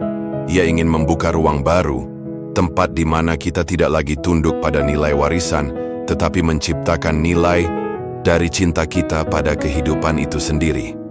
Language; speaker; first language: Indonesian; native; Indonesian